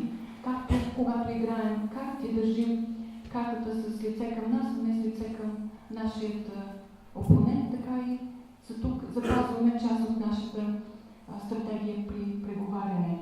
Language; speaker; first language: Bulgarian; native; Bulgarian